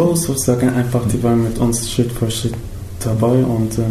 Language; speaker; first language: German; non-native, fluent; Arabic